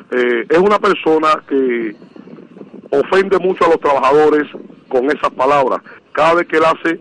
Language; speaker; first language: Spanish; native; Spanish